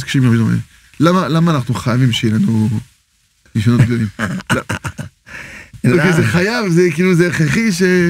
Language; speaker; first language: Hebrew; non-native, fluent; French